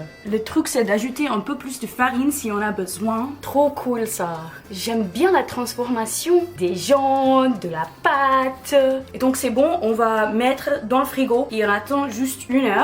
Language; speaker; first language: French; non-native, fluent; English